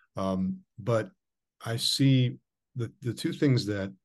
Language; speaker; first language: English; early bilingual, other home language; Ukrainian